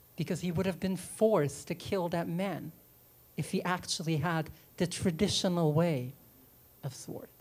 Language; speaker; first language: English; early bilingual, other home language; Yiddish